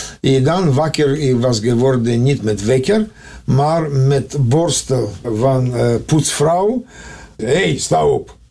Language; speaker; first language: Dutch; non-native, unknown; Russian